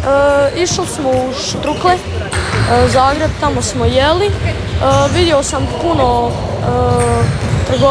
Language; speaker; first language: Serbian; early bilingual, heritage; English